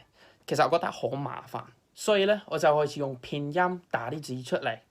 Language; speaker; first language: Cantonese; non-native, fluent; English